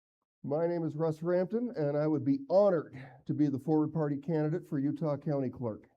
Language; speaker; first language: English; native; English